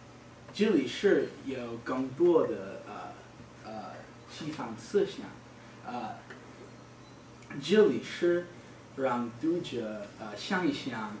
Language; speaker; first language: Chinese; non-native, learner; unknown